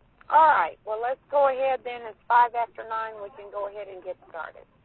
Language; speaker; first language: English; native; English